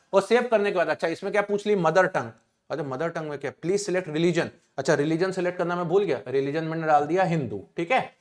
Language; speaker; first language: Hindi; native; Hindi